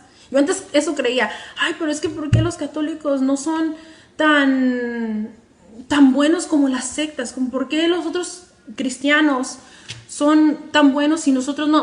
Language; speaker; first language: Spanish; native; Spanish